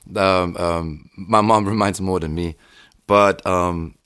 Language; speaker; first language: English; non-native, fluent; German